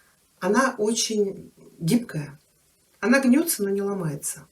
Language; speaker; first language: Russian; native; Russian